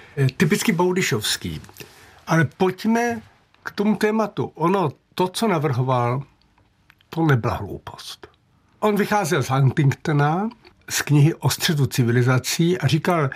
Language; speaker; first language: Czech; native; Czech